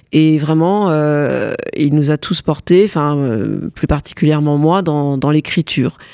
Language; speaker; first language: French; early bilingual, other home language; Morisyen